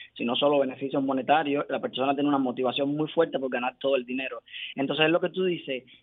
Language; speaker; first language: Spanish; native; Spanish